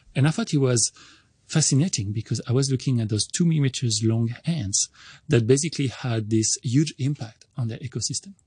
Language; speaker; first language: English; non-native, fluent; French